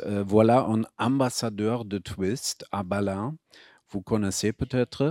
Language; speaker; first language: French; non-native, fluent; German